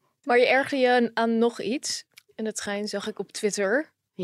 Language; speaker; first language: Dutch; native; Dutch